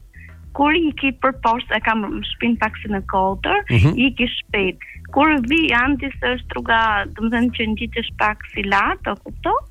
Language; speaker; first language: Albanian; native; Albanian